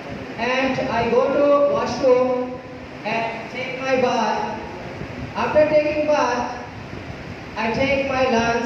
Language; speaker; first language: English; non-native, learner; Bangla